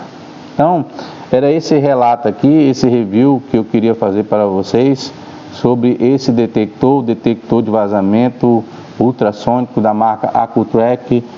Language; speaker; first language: Portuguese; native; Portuguese